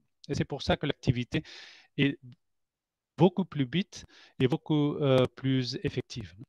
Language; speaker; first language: French; non-native, fluent; Spanish